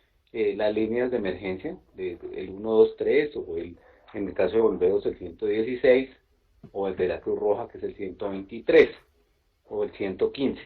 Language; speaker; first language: Spanish; native; Spanish